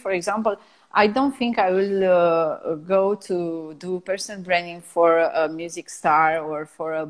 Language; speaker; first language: English; non-native, fluent; Romanian